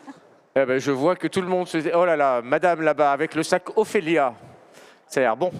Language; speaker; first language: French; native; French